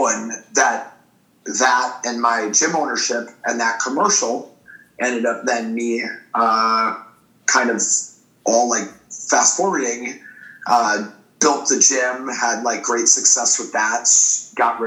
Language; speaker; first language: English; native; English